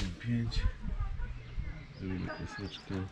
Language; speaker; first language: Polish; native; Polish